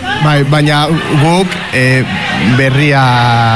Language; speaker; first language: Basque; non-native, learner; Spanish